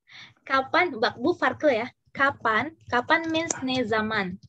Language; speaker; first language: Turkish; non-native, learner; Indonesian